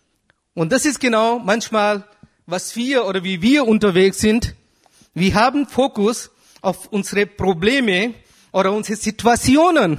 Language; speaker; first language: German; non-native, fluent; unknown